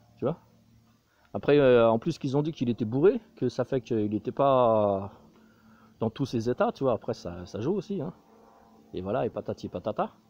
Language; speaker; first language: French; native; French